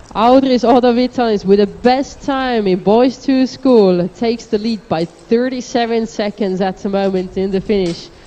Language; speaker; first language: English; non-native, fluent; Estonian